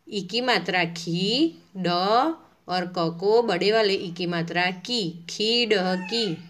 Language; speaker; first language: Hindi; non-native, local second language; Gujarati